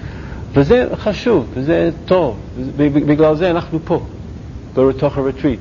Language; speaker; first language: Hebrew; non-native, learner; English